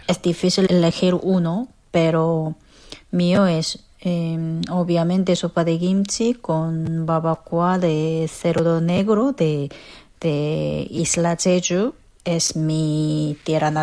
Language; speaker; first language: Spanish; non-native, fluent; Korean